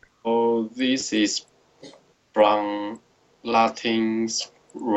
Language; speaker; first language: English; non-native, learner; Chinese